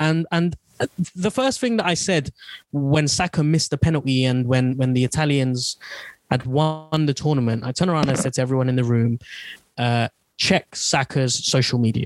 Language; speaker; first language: English; non-native, local second language; Bangla